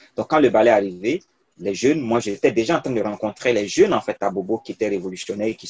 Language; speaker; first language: French; non-native, local second language; Mossi